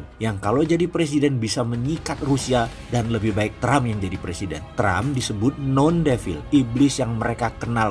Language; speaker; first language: Indonesian; native; Indonesian